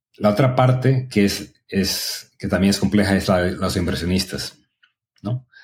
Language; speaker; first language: Spanish; native; Spanish